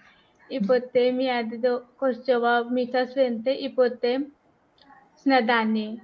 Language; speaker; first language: Polish; non-native, learner; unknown